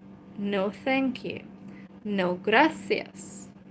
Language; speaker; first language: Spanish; non-native, learner; Hungarian